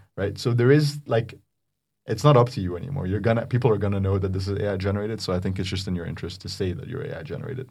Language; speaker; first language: English; non-native, fluent; Arabic